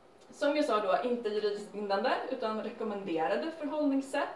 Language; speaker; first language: Swedish; native; Swedish